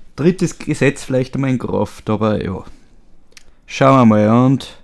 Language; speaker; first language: German; native; German